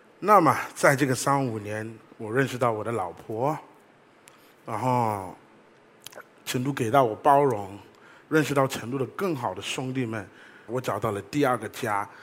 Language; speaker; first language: Chinese; non-native, fluent; English